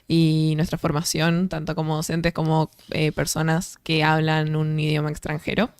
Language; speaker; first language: Spanish; native; Spanish